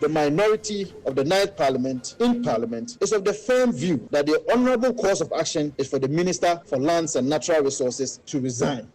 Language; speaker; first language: English; native; English